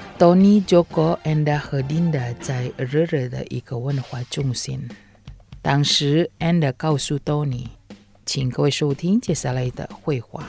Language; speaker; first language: Chinese; non-native, fluent; Indonesian